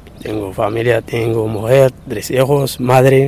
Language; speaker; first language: Spanish; non-native, learner; Arabic